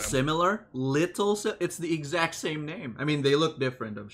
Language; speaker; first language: English; native; English